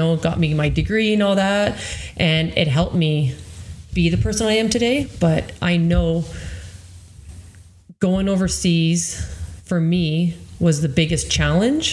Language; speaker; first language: English; non-native, fluent; Croatian